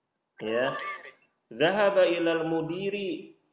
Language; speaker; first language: Arabic; non-native, fluent; Indonesian